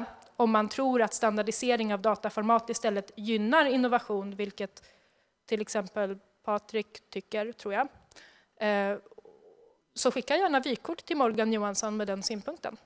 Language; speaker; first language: Swedish; native; Swedish